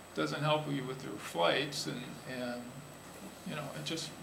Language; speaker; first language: English; native; English